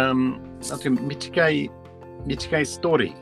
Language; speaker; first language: Japanese; non-native, learner; Swedish